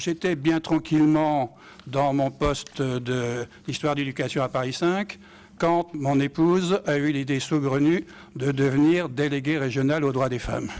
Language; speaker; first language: French; native; French